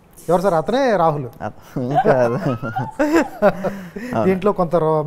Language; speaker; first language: Telugu; native; Telugu